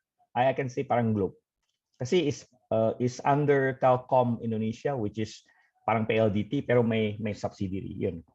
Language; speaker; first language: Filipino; non-native, fluent; Indonesian